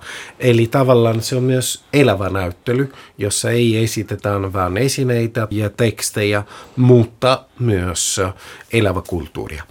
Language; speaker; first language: Finnish; non-native, fluent; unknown